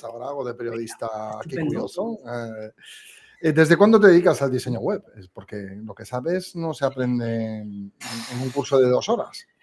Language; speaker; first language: Spanish; native; Spanish